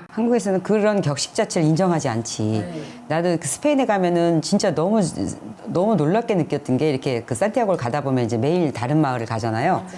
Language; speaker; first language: Korean; native; Korean